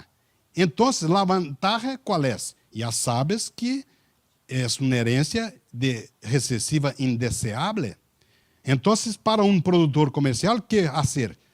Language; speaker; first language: Spanish; non-native, learner; Portuguese